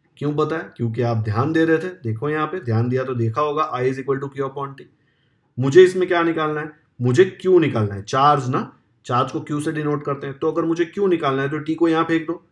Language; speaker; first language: Hindi; non-native, local second language; Marathi